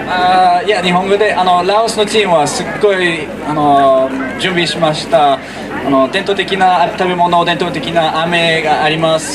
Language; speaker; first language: Japanese; non-native, learner; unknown